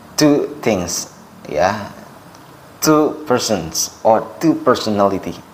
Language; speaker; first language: English; non-native, fluent; Indonesian